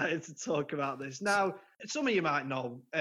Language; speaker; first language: English; native; English